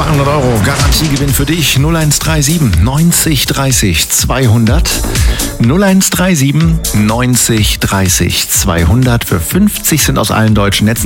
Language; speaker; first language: German; native; German